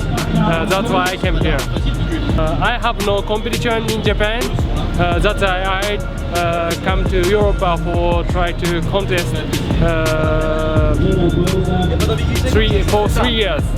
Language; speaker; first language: English; non-native, learner; Japanese